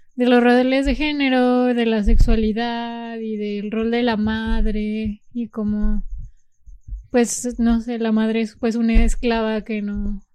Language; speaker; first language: Spanish; native; Spanish